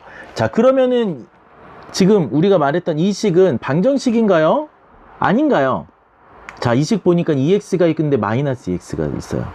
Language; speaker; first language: Korean; native; Korean